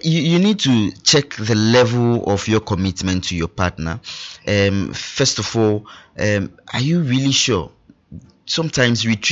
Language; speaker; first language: English; non-native, local second language; Ewe